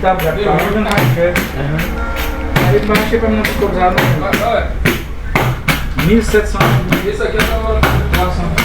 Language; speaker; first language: Portuguese; non-native, learner; Haitian Creole